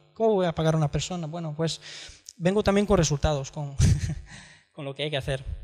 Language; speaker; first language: Spanish; non-native, fluent; Romanian